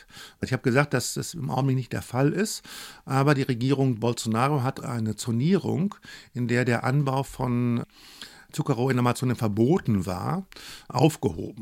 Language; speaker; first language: German; native; German